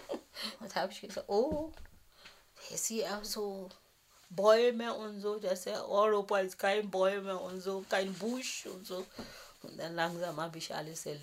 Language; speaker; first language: German; non-native, fluent; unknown